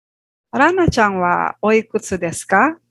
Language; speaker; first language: Japanese; non-native, fluent; Filipino